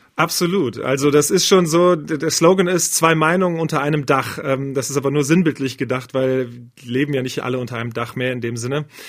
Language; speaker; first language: German; native; German